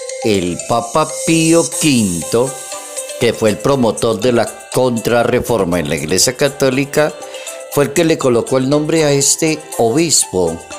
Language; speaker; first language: Spanish; native; Spanish